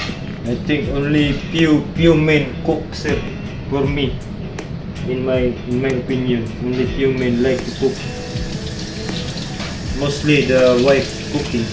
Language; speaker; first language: English; non-native, local second language; Filipino